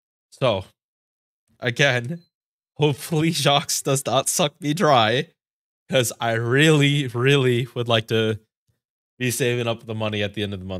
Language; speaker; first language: English; native; English